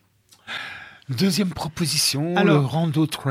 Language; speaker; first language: French; native; French